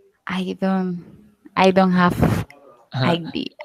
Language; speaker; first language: English; non-native, learner; Spanish